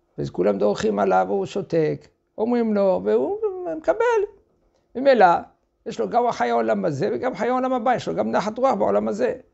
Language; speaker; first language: Hebrew; non-native, fluent; French